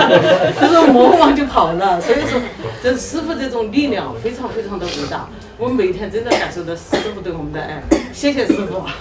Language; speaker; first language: Chinese; native; Chinese